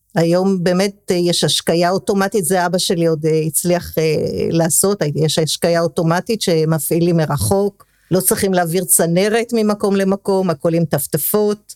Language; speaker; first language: Hebrew; early bilingual, other home language; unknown